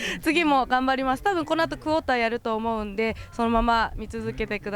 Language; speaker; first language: Japanese; native; Japanese